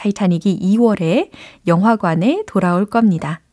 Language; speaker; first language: Korean; native; Korean